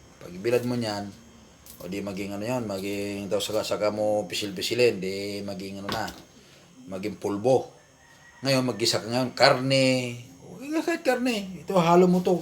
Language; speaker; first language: Filipino; non-native, local second language; Iloko